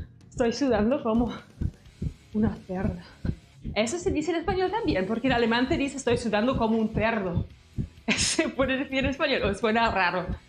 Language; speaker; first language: Spanish; non-native, fluent; German